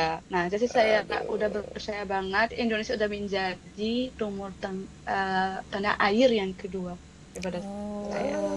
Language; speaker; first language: Indonesian; non-native, fluent; Arabic